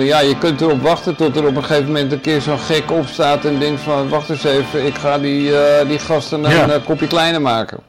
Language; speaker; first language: Dutch; native; Dutch